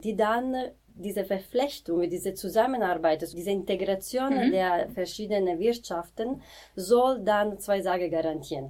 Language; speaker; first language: German; non-native, fluent; Italian